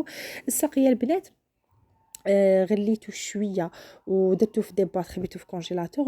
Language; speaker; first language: Arabic; native; Arabic